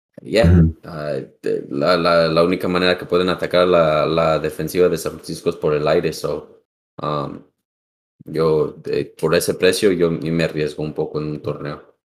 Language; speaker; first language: Spanish; early bilingual, heritage; Spanish